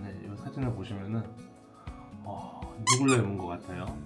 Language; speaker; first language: Korean; native; Korean